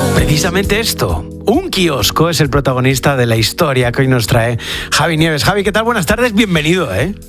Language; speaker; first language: Spanish; native; Spanish